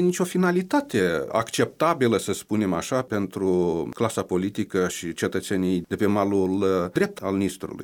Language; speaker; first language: Romanian; native; Romanian